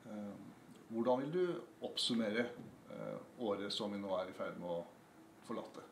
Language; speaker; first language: Norwegian; native; Norwegian